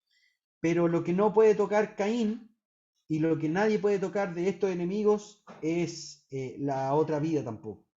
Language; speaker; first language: Spanish; native; Spanish